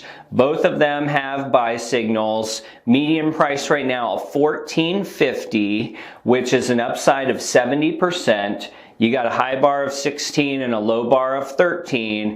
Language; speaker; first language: English; native; English